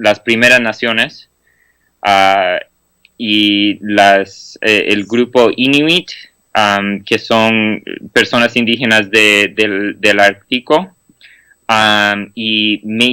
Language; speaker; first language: Spanish; non-native, fluent; English